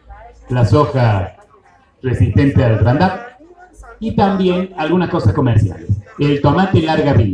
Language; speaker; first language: Spanish; native; Spanish